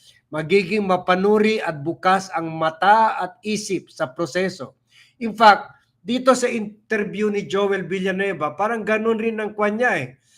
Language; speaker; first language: Filipino; native; Filipino